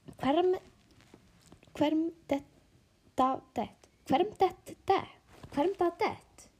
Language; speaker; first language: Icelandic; non-native, learner; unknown